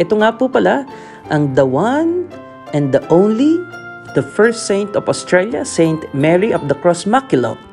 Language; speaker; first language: Filipino; native; Filipino